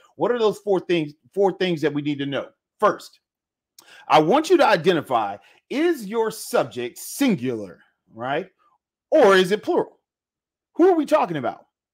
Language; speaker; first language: English; native; English